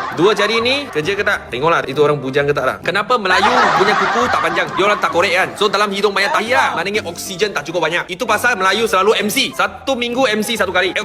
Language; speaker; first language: Malay; non-native, local second language; Chinese